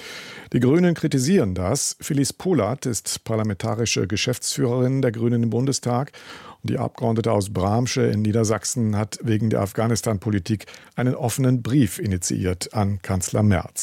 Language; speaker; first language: German; native; German